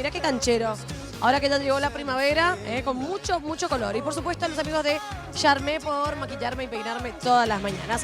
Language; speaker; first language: Spanish; native; Spanish